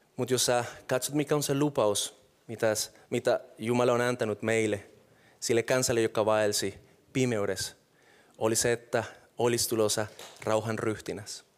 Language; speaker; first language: Finnish; non-native, fluent; Spanish